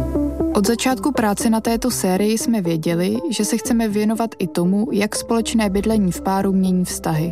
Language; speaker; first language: Czech; native; Czech